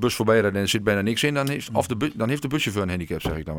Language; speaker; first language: Dutch; native; Dutch